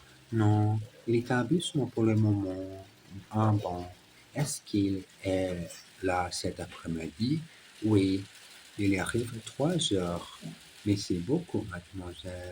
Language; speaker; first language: French; non-native, learner; Portuguese